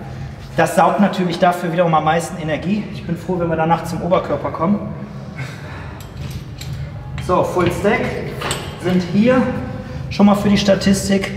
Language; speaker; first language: German; native; German